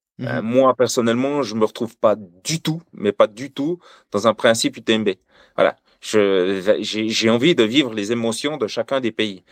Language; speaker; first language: French; native; French